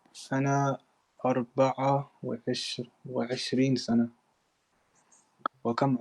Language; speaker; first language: Arabic; non-native, learner; English